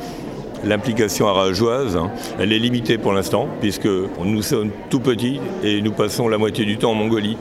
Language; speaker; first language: French; native; French